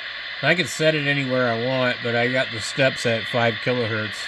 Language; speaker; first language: English; native; English